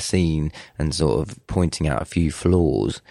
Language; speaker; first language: English; native; English